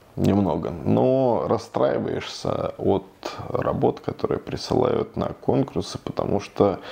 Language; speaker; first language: Russian; native; Russian